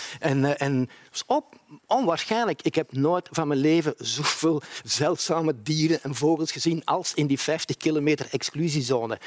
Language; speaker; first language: Dutch; native; Dutch